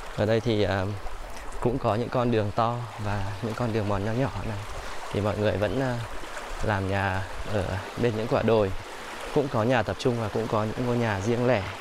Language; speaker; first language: Vietnamese; native; Vietnamese